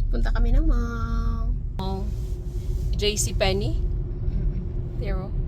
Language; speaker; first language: Filipino; non-native, local second language; Cebuano